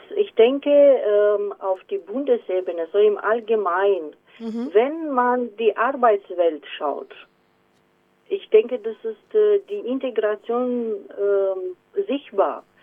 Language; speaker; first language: German; non-native, fluent; Romanian